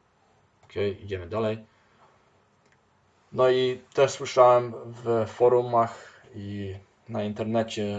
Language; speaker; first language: Polish; early bilingual, heritage; Polish